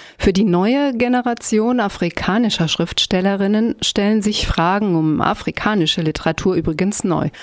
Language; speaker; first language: German; native; German